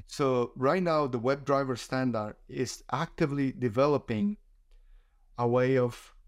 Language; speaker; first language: English; non-native, fluent; Spanish